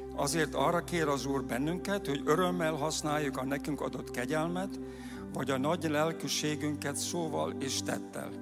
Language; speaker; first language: Hungarian; early bilingual, heritage; Hungarian